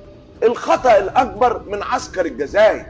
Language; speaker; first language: Arabic; native; Arabic